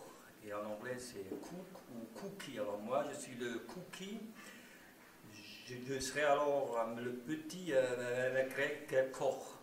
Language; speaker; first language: French; non-native, local second language; German